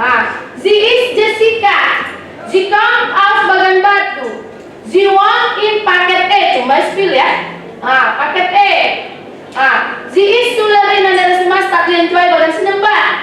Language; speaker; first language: German; non-native, learner; Indonesian